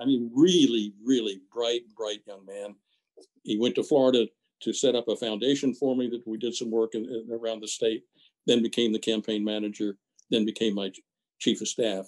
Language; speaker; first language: English; native; English